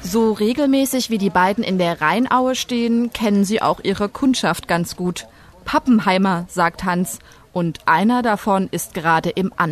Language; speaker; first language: German; native; German